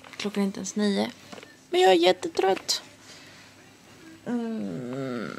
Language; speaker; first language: Swedish; native; Swedish